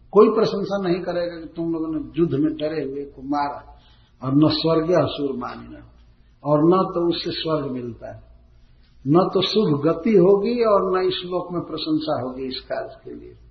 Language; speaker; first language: Hindi; native; Hindi